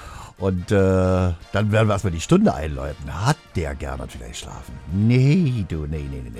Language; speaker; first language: German; native; German